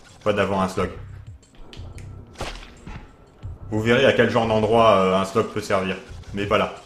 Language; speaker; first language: French; native; French